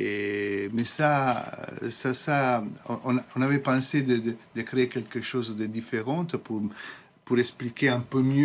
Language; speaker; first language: French; non-native, fluent; Italian